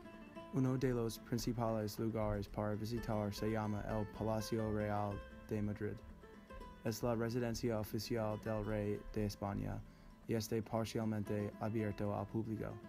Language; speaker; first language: Spanish; non-native, learner; English